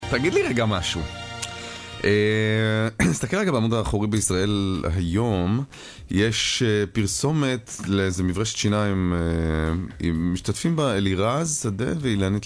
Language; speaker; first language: Hebrew; native; Hebrew